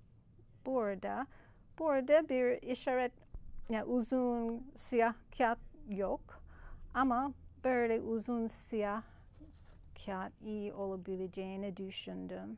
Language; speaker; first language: Turkish; non-native, fluent; English